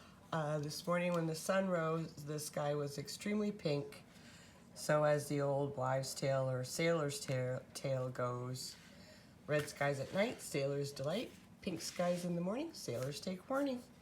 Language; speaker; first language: English; native; English